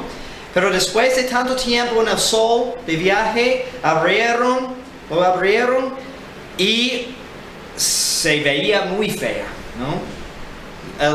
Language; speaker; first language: Spanish; non-native, fluent; English